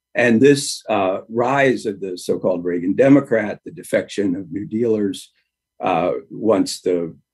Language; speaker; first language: English; native; English